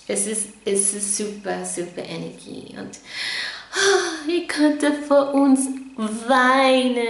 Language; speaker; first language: German; non-native, fluent; English